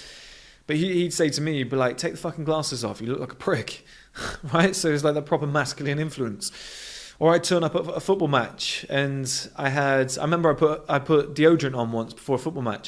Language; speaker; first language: English; native; English